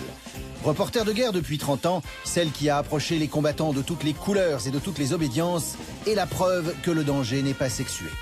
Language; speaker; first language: French; native; French